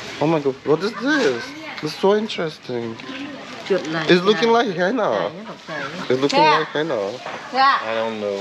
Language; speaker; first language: English; non-native, learner; Turkish